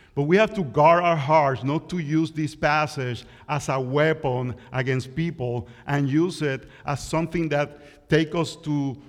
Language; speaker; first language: English; non-native, fluent; Spanish